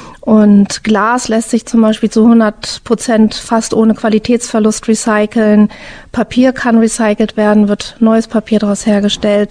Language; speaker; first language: German; native; German